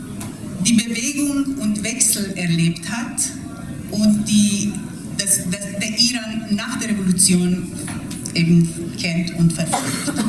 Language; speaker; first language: German; non-native, fluent; Persian